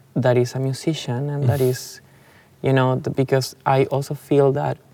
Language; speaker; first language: English; non-native, fluent; Spanish